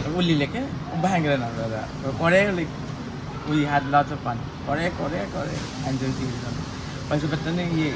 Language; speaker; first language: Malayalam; non-native, fluent; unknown